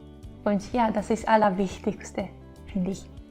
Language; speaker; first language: German; non-native, fluent; Japanese